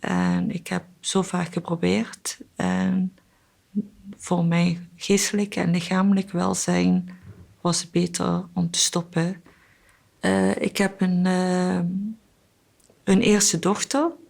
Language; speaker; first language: Dutch; early bilingual, other home language; Korean